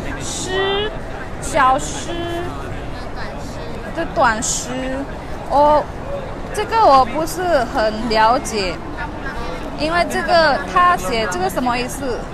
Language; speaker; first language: Chinese; non-native, fluent; Indonesian